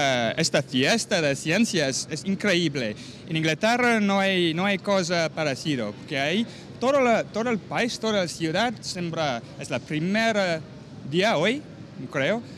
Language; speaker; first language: Spanish; non-native, learner; English